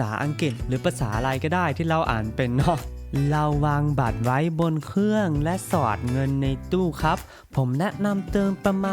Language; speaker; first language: Thai; non-native, fluent; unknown